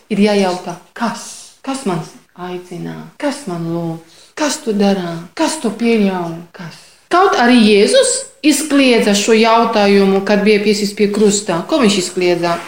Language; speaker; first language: Latvian; non-native, fluent; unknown